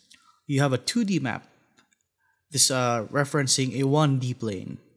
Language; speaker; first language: English; non-native, fluent; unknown